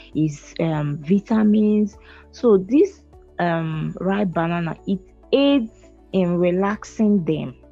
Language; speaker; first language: English; non-native, local second language; Igbo